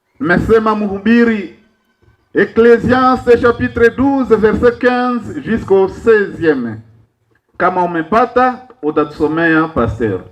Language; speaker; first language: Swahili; non-native, local second language; Nande